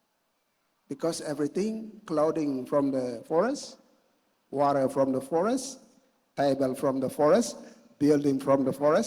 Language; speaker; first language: English; non-native, learner; Indonesian